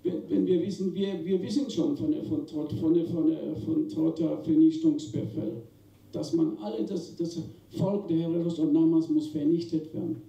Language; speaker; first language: German; non-native, fluent; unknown